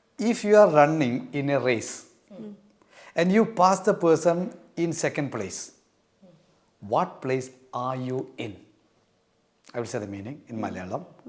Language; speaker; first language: English; non-native, local second language; Malayalam